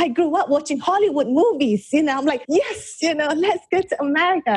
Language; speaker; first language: English; non-native, local second language; Malay